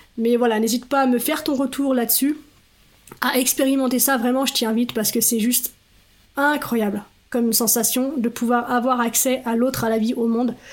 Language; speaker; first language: French; native; French